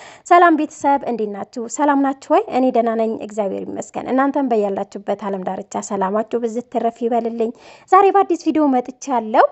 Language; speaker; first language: Amharic; native; Amharic